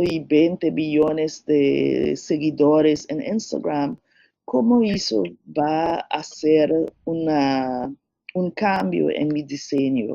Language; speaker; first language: Spanish; non-native, learner; English